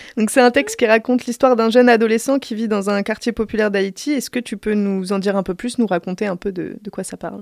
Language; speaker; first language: French; native; French